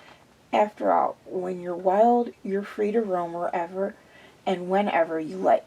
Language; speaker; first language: English; native; English